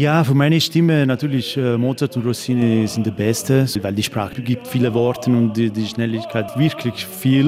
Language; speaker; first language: German; non-native, learner; Italian